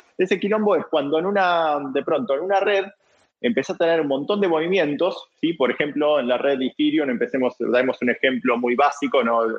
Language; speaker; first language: Spanish; native; Spanish